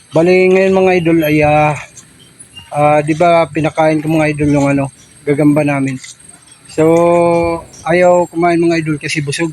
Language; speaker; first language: Filipino; native; Filipino